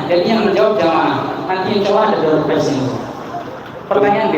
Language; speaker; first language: Malay; native; Malay